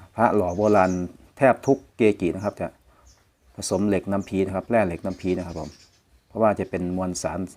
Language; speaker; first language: Thai; non-native, local second language; Northeastern Thai